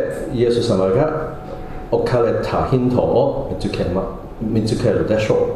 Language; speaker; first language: Japanese; non-native, fluent; English